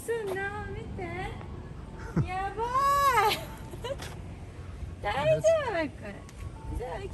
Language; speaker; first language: English; non-native, fluent; Japanese